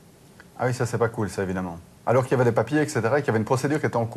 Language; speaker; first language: French; native; French